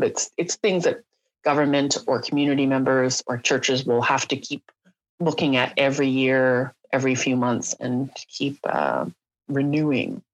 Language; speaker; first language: English; native; English